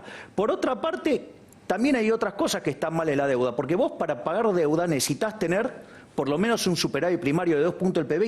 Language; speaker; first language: Spanish; native; Spanish